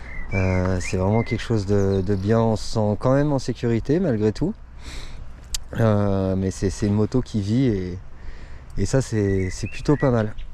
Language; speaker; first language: French; native; French